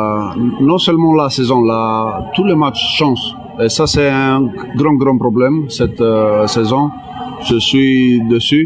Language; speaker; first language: French; non-native, learner; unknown